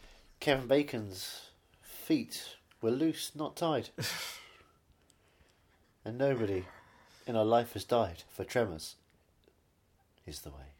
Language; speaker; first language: English; native; English